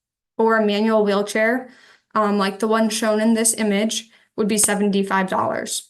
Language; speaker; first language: English; native; English